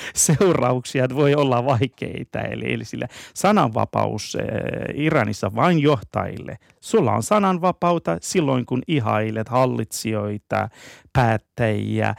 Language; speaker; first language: Finnish; non-native, fluent; Persian